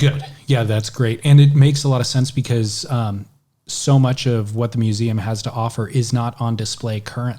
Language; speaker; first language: English; native; English